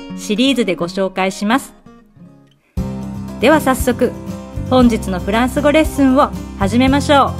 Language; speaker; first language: Japanese; native; Japanese